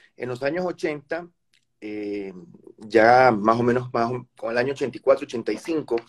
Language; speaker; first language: Spanish; native; Spanish